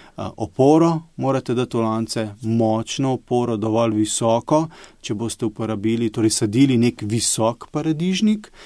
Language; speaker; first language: Slovenian; early bilingual, other home language; Bosnian